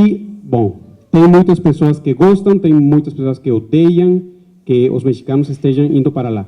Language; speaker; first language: Portuguese; non-native, fluent; Spanish